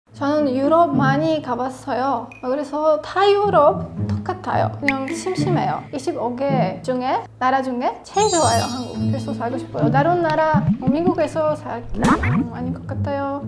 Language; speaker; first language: Korean; non-native, learner; Polish